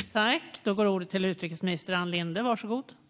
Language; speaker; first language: Swedish; native; Swedish